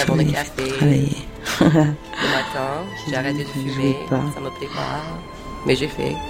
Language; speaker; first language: French; non-native, fluent; English